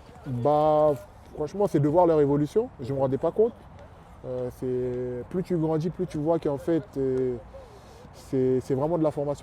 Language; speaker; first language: French; native; French